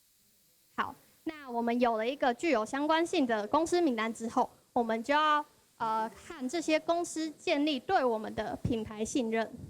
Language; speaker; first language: Chinese; native; Chinese